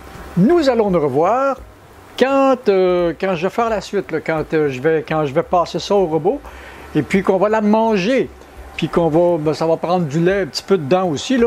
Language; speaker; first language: French; native; French